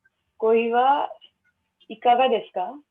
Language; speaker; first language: Japanese; non-native, learner; Marathi